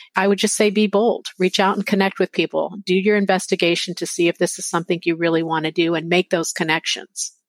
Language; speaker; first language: English; native; English